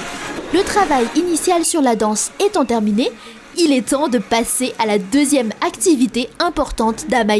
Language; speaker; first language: French; native; French